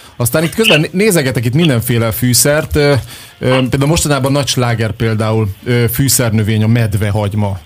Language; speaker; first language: Hungarian; native; Hungarian